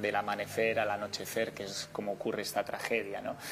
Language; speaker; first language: Spanish; native; Spanish